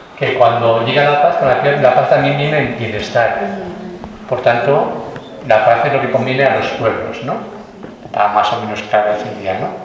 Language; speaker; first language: Spanish; native; Spanish